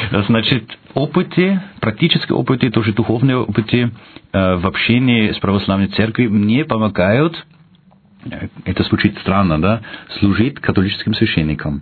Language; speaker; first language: Russian; non-native, fluent; German